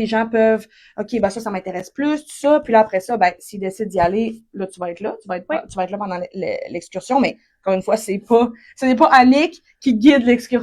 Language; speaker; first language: French; native; French